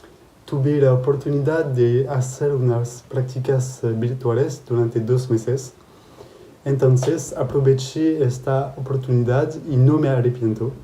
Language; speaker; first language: Spanish; non-native, fluent; French